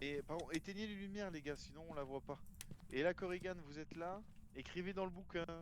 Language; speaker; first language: French; native; French